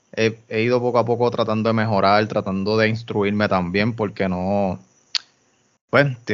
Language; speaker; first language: Spanish; native; Spanish